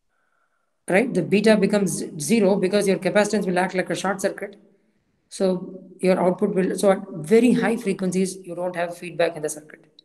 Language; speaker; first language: English; non-native, local second language; Tamil